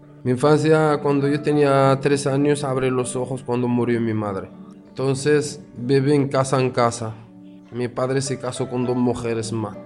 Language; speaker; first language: Spanish; non-native, fluent; Arabic